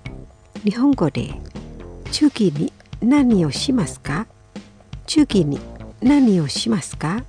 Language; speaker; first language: Japanese; non-native, fluent; Indonesian